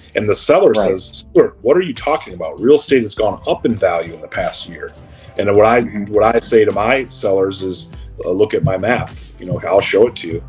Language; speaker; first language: English; native; English